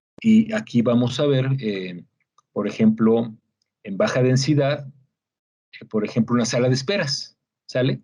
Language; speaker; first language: Spanish; native; Spanish